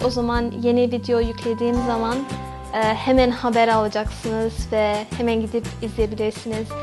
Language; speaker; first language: Turkish; non-native, fluent; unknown